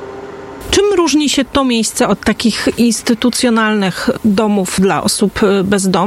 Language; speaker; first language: Polish; native; Polish